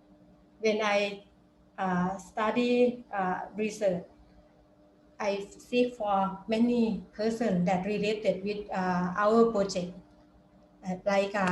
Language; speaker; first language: English; non-native, fluent; Thai